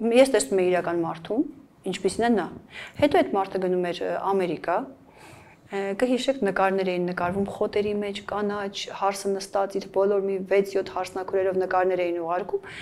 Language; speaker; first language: Armenian; native; Armenian